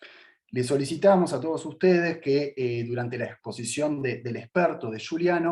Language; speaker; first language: Spanish; native; Spanish